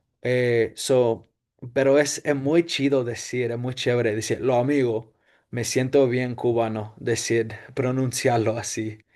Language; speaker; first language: Spanish; non-native, fluent; English